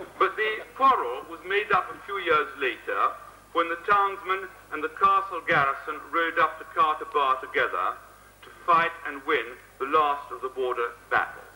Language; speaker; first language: English; native; English